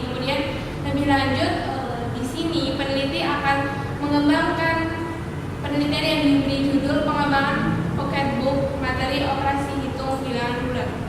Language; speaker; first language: Indonesian; native; Indonesian